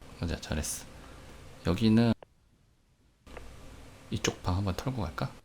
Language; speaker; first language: Korean; native; Korean